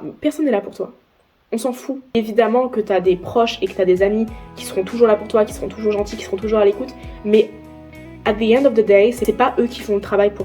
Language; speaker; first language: French; native; French